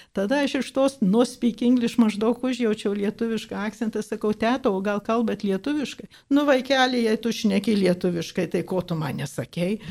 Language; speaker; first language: Lithuanian; early bilingual, heritage; Lithuanian